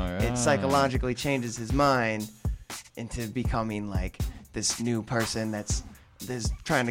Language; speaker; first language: English; native; English